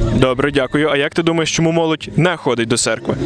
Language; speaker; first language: Ukrainian; native; Ukrainian